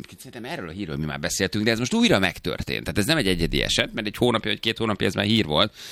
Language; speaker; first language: Hungarian; native; Hungarian